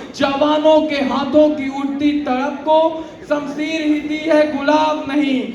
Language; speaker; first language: Hindi; native; Hindi